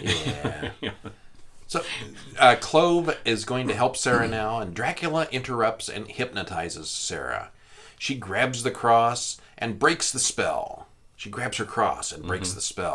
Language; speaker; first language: English; native; English